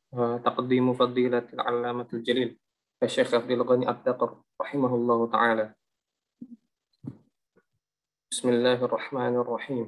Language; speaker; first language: Arabic; non-native, learner; Indonesian